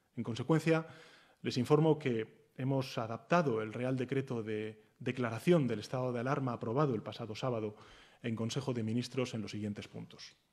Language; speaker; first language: Spanish; native; Spanish